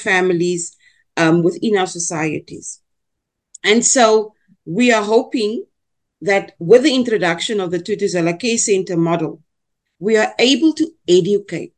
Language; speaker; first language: English; non-native, local second language; Afrikaans